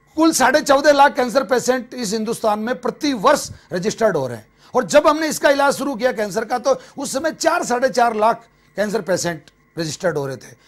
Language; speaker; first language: Hindi; native; Hindi